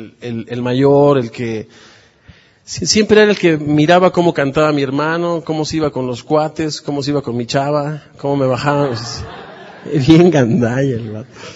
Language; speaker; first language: Spanish; native; Spanish